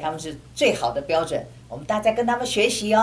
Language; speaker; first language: Chinese; native; Chinese